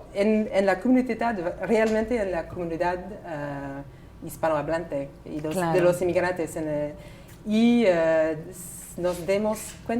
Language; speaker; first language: Spanish; non-native, learner; English